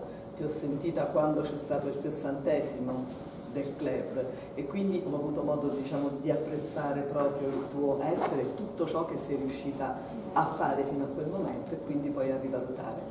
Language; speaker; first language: Italian; native; Italian